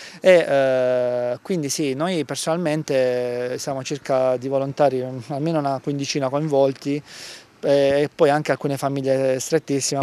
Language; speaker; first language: Italian; native; Italian